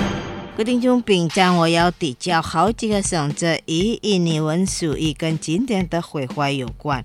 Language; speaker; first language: Chinese; non-native, fluent; Indonesian